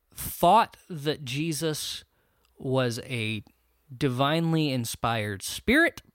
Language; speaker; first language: English; native; English